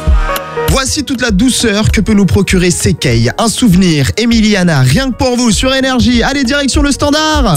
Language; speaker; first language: French; native; French